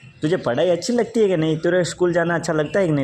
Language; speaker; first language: Hindi; non-native, local second language; Gujarati